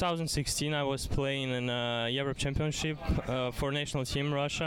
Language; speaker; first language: English; non-native, learner; Russian